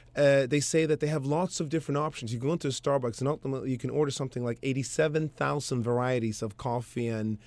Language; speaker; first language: English; early bilingual, other home language; Swedish